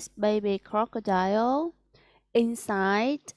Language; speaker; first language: English; non-native, fluent; Vietnamese